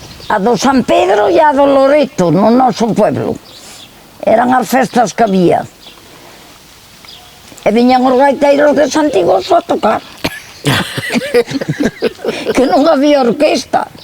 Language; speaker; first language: Galician; native; Galician